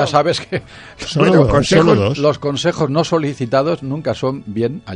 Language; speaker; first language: Spanish; native; Spanish